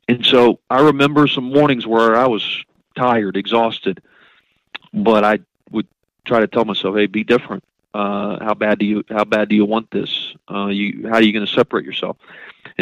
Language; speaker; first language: English; native; English